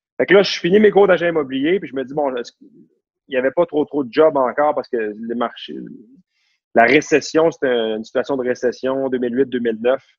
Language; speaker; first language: French; native; French